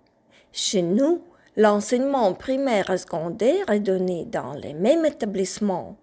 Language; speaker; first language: French; non-native, fluent; Ukrainian